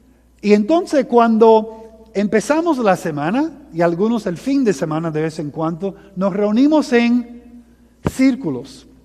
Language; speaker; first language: Spanish; early bilingual, heritage; Spanish